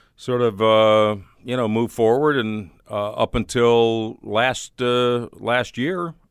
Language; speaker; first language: English; native; English